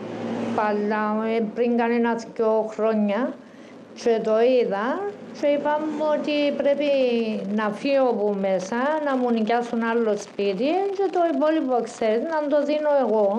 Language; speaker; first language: Greek; non-native, local second language; Turkish